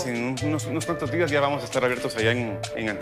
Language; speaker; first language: Spanish; native; Spanish